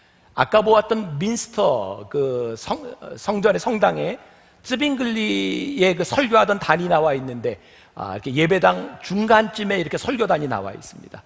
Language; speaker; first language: Korean; native; Korean